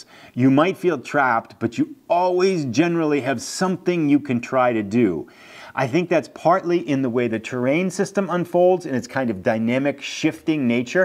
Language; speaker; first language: English; native; English